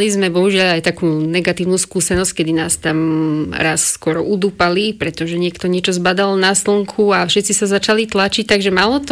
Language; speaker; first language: Slovak; non-native, local second language; Rusyn